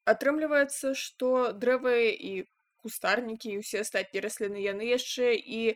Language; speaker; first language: Belarusian; non-native, local second language; Russian